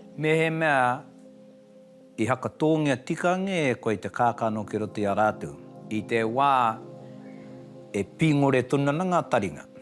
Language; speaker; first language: Māori; native; Māori